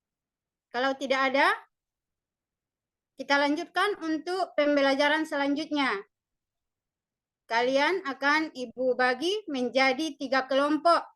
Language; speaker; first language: Indonesian; native; Indonesian